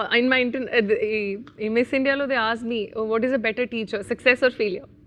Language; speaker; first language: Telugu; non-native, local second language; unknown